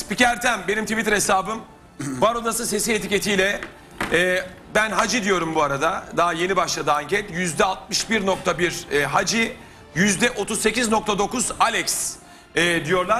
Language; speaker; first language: Turkish; native; Turkish